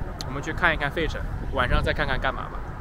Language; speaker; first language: Chinese; native; Chinese